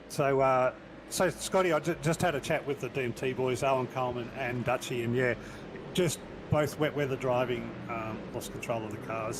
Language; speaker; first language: English; native; English